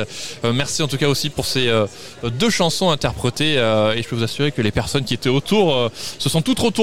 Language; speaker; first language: French; native; French